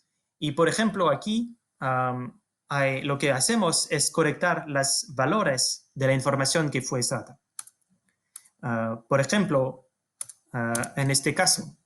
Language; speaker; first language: Spanish; non-native, fluent; French